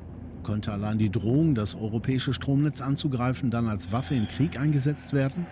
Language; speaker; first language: German; native; German